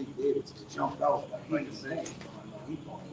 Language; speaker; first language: English; native; English